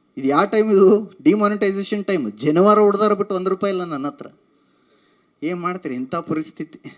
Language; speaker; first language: Kannada; native; Kannada